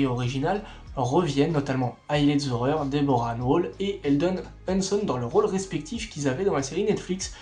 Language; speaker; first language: French; native; French